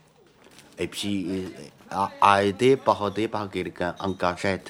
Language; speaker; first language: French; non-native, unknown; Chinese